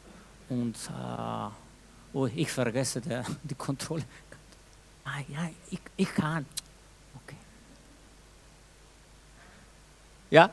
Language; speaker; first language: German; non-native, fluent; Spanish